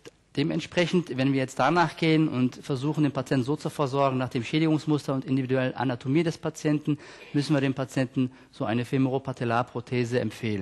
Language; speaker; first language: German; native; German